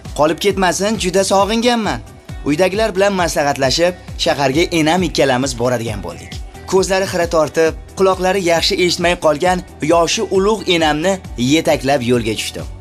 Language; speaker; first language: Uzbek; native; Uzbek